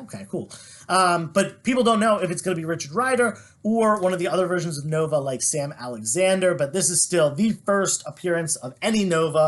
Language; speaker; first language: English; native; English